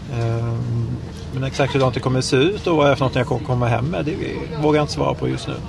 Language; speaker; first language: Swedish; native; Swedish